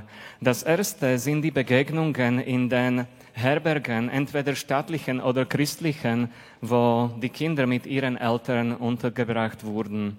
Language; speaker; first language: German; non-native, fluent; Slovak